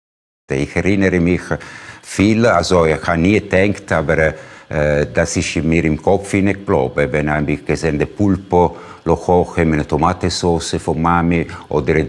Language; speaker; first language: German; non-native, fluent; Italian